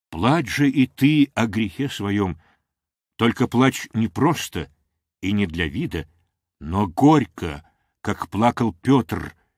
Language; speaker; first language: Russian; non-native, local second language; Armenian